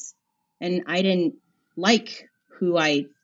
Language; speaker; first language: English; native; English